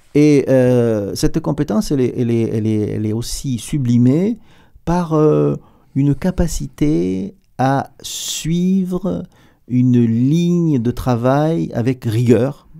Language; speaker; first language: French; native; French